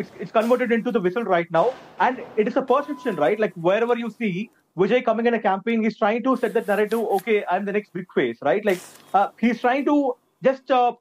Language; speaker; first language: English; non-native, local second language; Tamil